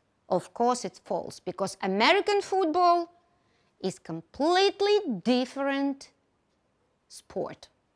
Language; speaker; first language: English; non-native, fluent; Ukrainian